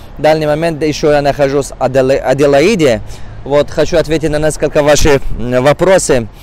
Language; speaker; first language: Russian; non-native, local second language; Tajik